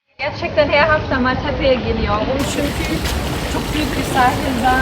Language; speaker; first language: Turkish; non-native, learner; German